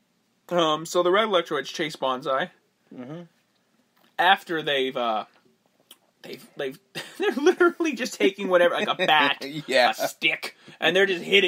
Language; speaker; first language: English; native; English